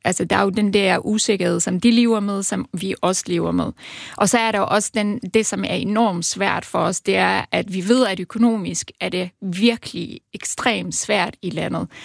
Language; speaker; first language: Danish; early bilingual, other home language; Persian